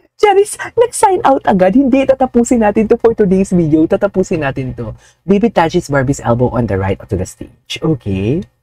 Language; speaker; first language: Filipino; non-native, local second language; Hiligaynon